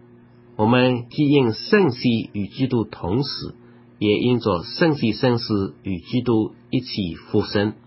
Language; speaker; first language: Chinese; native; Chinese